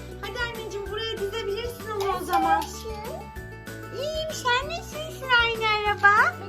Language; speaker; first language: Turkish; native; Turkish